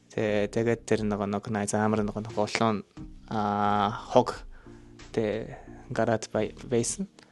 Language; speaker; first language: Mongolian; non-native, learner; Japanese